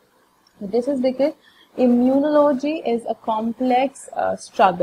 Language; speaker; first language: English; non-native, local second language; Hindi